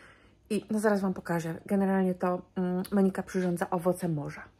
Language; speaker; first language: Polish; native; Polish